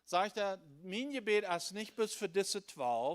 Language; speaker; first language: German; non-native, learner; Low German